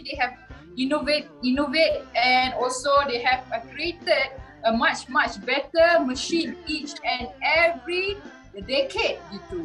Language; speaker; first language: English; non-native, local second language; Malay